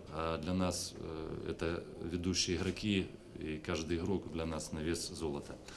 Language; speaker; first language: Russian; native; Russian